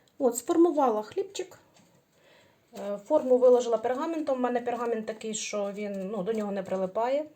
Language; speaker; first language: Ukrainian; native; Ukrainian